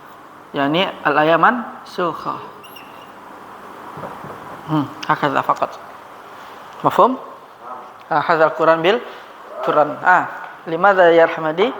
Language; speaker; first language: Arabic; non-native, fluent; Indonesian